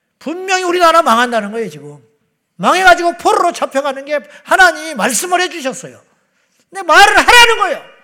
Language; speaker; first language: Korean; native; Korean